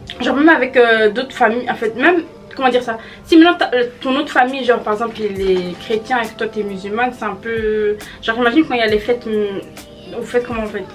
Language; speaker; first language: French; early bilingual, other home language; Fula